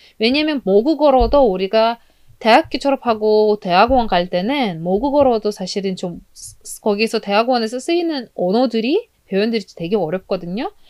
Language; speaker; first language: Korean; non-native, fluent; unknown